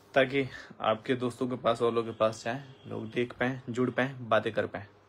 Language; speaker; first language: Hindi; native; Hindi